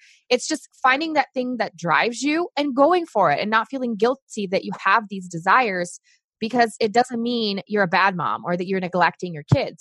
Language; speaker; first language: English; non-native, fluent; Portuguese